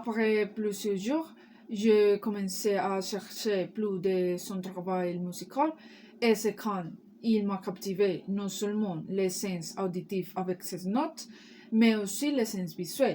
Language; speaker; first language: French; non-native, learner; Spanish